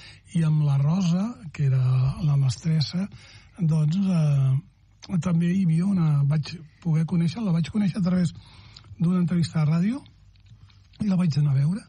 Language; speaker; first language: Catalan; native; Catalan